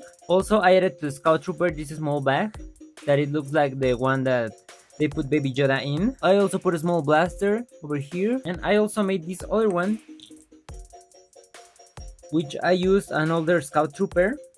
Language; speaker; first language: English; non-native, local second language; Spanish